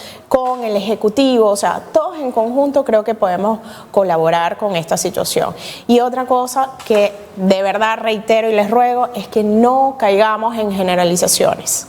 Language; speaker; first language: Spanish; native; Spanish